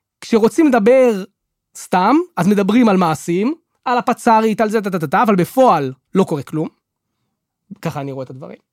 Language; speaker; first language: Hebrew; native; Hebrew